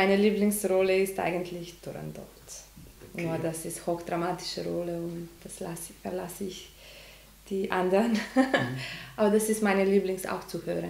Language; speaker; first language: German; non-native, learner; Macedonian